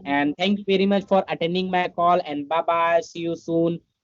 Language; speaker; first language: English; non-native, learner; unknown